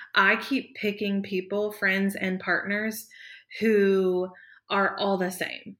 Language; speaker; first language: English; native; English